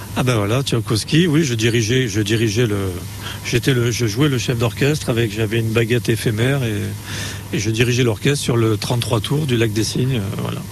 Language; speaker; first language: French; native; French